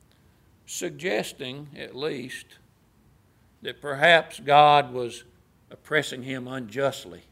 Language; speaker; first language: English; native; English